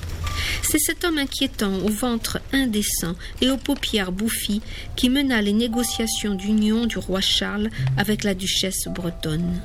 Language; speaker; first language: French; native; French